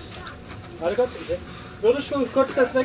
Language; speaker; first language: German; native; German